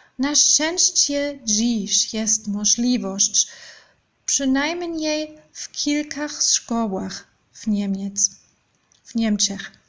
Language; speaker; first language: Polish; non-native, learner; German